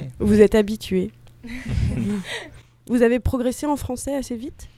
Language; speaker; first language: French; native; French